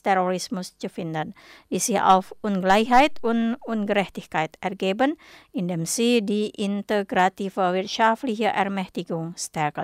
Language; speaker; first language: German; non-native, fluent; Indonesian